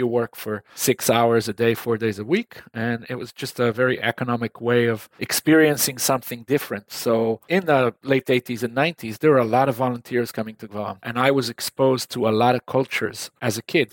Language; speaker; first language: English; non-native, fluent; Hebrew